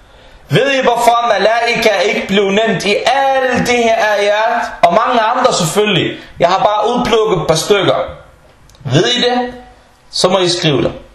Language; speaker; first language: Danish; early bilingual, other home language; Arabic